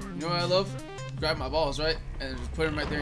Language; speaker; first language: English; native; English